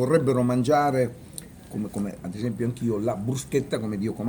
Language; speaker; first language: Italian; native; Italian